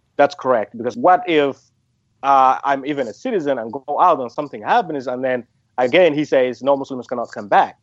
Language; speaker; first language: English; non-native, fluent; Somali